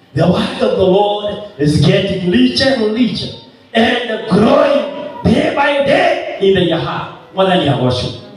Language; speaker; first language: English; non-native, local second language; Swahili